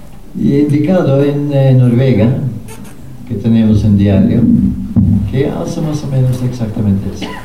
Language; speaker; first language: Spanish; non-native, fluent; Norwegian